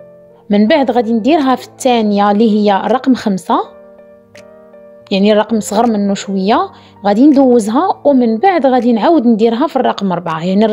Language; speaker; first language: Arabic; native; Arabic